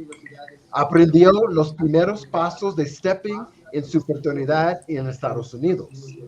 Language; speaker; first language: Spanish; non-native, fluent; English